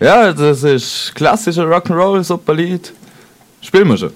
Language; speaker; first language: German; native; German